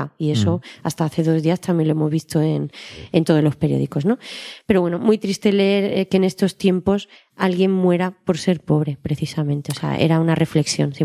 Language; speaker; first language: Spanish; native; Spanish